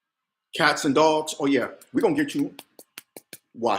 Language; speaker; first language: English; native; English